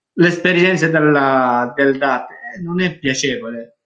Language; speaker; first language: Italian; non-native, fluent; Persian